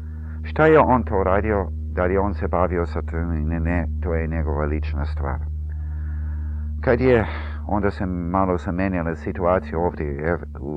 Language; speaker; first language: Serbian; early bilingual, heritage; Serbian